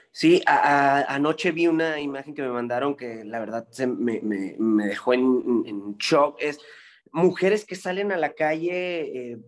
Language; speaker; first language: Spanish; native; Spanish